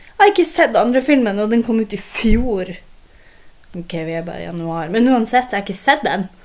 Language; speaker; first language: Norwegian; native; Norwegian